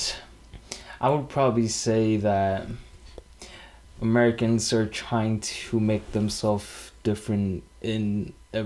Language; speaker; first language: English; non-native, fluent; Vietnamese